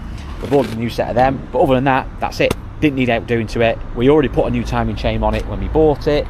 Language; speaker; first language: English; native; English